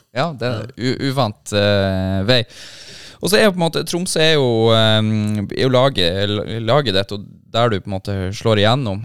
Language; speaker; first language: Norwegian; native; Norwegian